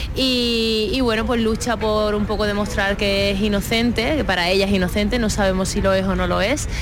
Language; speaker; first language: Spanish; native; Spanish